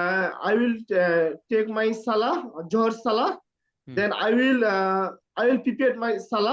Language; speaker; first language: English; non-native, learner; Bangla